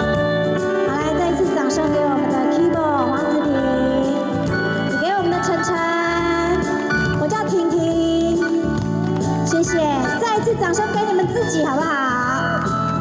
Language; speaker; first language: Chinese; native; Chinese